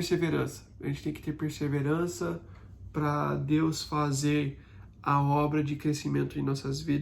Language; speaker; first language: Portuguese; non-native, fluent; English